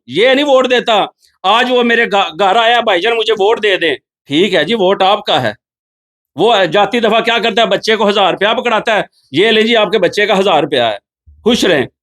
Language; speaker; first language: Urdu; non-native, local second language; Punjabi